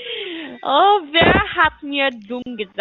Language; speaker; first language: German; non-native, learner; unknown